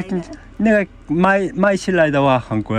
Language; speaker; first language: Chinese; non-native, learner; Korean